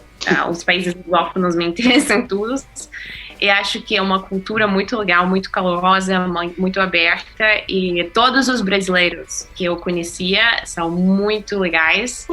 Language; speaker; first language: Portuguese; non-native, fluent; Russian